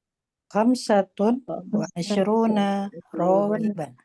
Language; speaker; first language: Arabic; non-native, learner; Indonesian